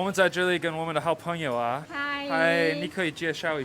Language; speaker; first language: Chinese; non-native, learner; English